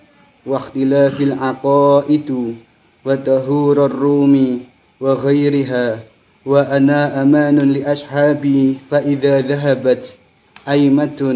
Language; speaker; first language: Arabic; non-native, fluent; Javanese